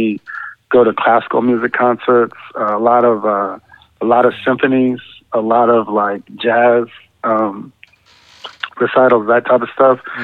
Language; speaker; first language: English; native; English